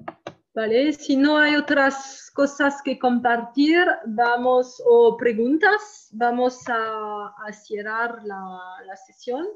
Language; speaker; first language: Spanish; non-native, learner; French